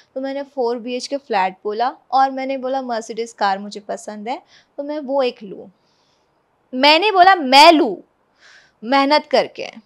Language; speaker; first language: Hindi; non-native, local second language; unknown